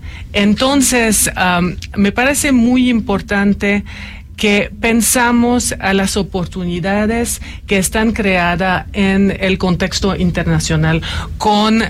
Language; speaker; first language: Spanish; non-native, fluent; French